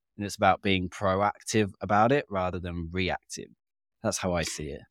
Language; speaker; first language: English; native; English